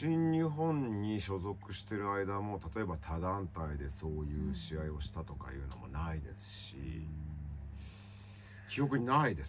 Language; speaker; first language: Japanese; native; Japanese